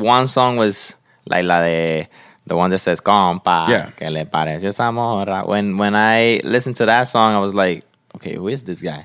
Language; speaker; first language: English; non-native, fluent; Spanish